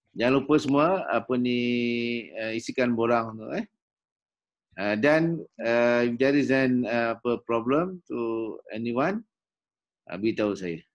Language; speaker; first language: Malay; native; Malay